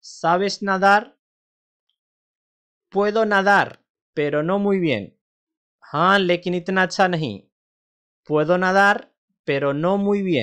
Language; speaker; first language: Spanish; non-native, fluent; Urdu